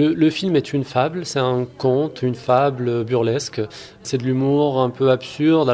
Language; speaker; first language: French; non-native, local second language; Arabic